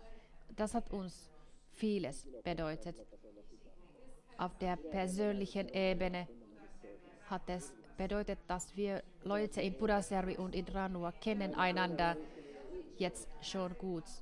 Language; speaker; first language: German; non-native, fluent; Finnish